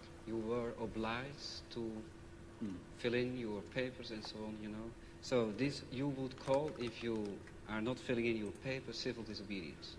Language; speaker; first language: English; non-native, fluent; Dutch